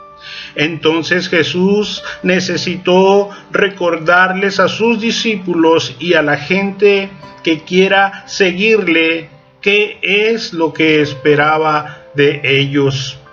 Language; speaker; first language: Spanish; native; Spanish